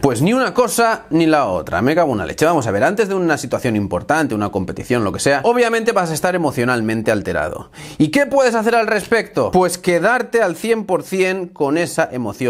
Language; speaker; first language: Spanish; native; Spanish